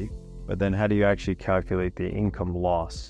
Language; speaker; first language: English; native; English